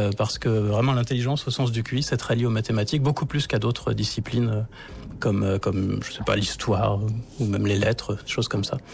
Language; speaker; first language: French; native; French